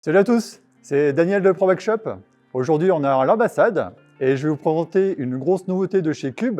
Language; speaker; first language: French; native; French